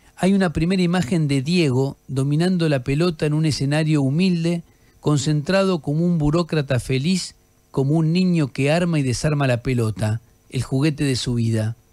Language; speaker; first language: Spanish; native; Spanish